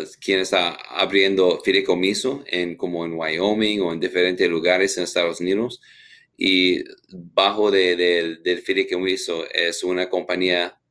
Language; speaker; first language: Spanish; non-native, fluent; English